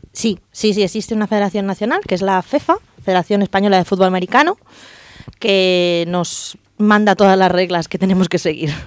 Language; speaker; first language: Spanish; native; Spanish